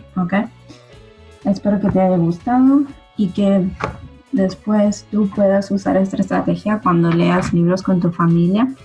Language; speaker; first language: Spanish; early bilingual, other home language; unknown